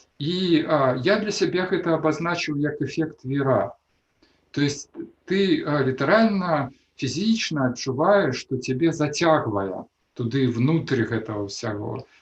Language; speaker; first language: Belarusian; non-native, local second language; Russian